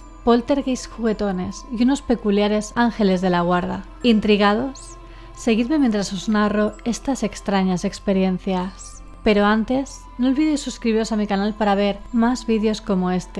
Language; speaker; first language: Spanish; native; Spanish